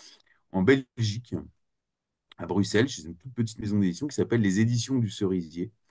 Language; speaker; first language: French; native; French